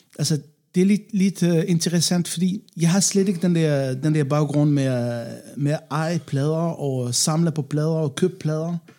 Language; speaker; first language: Danish; non-native, fluent; Arabic